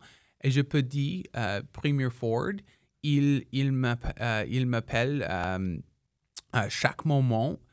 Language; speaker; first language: French; non-native, local second language; English